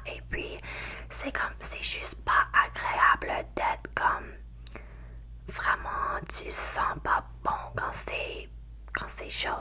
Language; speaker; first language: French; non-native, learner; English